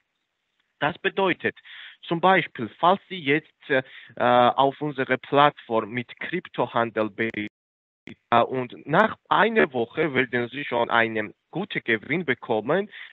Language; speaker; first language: German; non-native, fluent; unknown